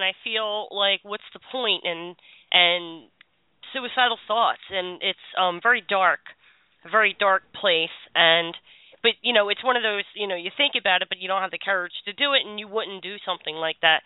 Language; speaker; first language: English; native; English